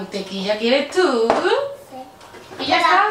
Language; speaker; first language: Spanish; native; Spanish